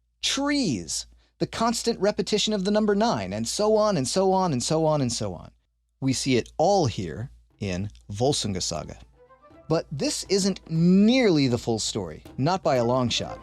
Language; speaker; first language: English; native; English